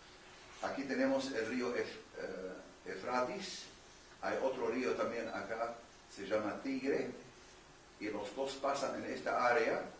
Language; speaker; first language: Spanish; non-native, fluent; Arabic